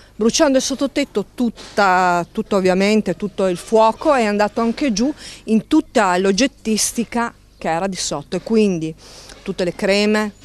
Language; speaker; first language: Italian; native; Italian